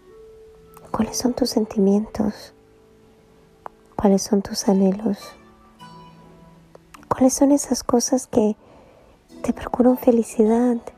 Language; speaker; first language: Spanish; native; Spanish